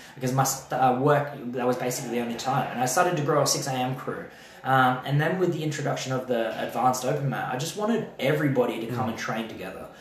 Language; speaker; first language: English; native; English